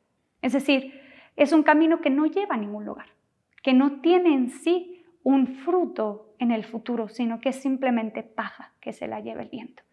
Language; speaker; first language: Spanish; native; Spanish